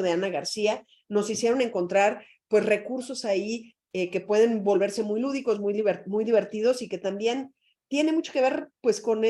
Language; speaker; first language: Spanish; native; Spanish